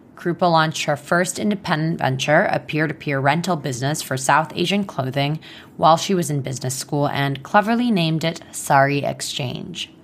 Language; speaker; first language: English; non-native, fluent; Hebrew